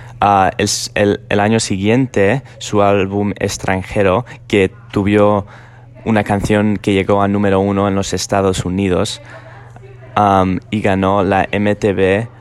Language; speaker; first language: Spanish; non-native, learner; English